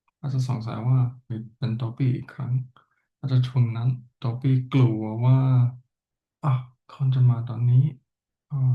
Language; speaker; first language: Thai; non-native, learner; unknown